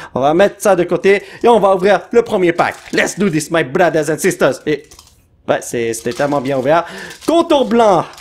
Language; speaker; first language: French; native; French